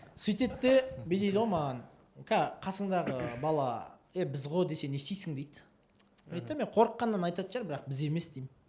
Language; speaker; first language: Kazakh; native; Kazakh